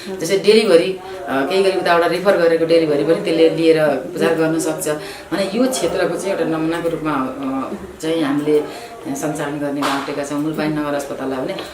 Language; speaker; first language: Nepali; native; Nepali